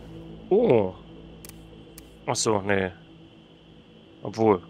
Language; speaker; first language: German; native; German